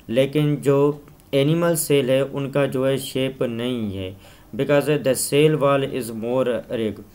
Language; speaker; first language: Urdu; non-native, local second language; Sindhi